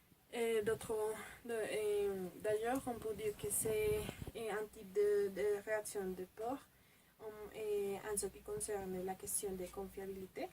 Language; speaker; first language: French; non-native, fluent; Spanish